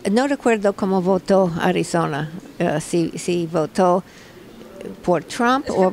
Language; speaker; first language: Spanish; non-native, fluent; English